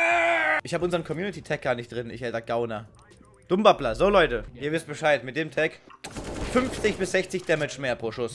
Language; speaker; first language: German; native; German